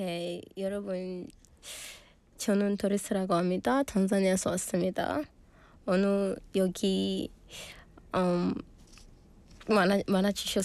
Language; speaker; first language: English; non-native, local second language; Swahili